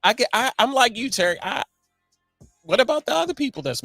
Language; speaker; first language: English; native; English